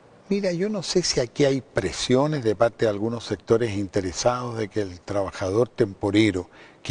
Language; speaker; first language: Spanish; native; Spanish